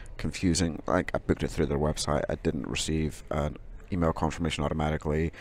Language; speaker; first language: English; native; English